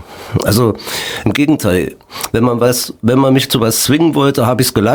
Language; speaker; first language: German; native; German